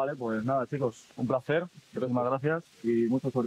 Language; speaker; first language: Spanish; native; Spanish